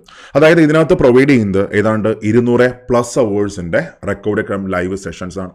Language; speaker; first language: Malayalam; native; Malayalam